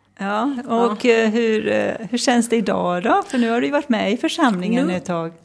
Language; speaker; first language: Swedish; native; Swedish